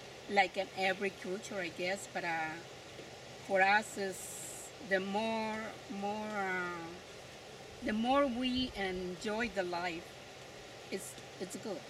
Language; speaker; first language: English; non-native, learner; Spanish